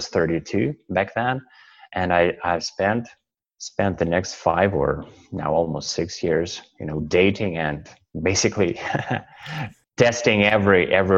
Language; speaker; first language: English; non-native, fluent; Russian